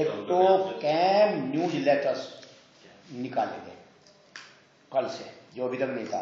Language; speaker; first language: Hindi; native; Hindi